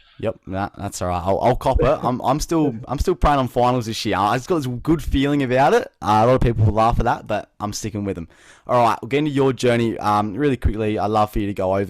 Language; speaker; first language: English; native; English